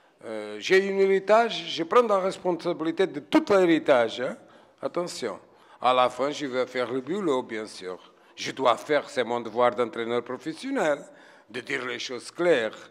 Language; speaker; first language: French; non-native, fluent; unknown